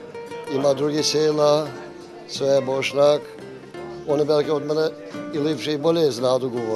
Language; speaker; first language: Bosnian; early bilingual, heritage; Bosnian